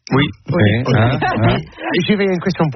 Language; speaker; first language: French; non-native, learner; English